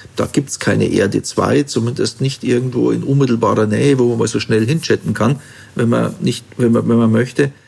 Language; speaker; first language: German; native; German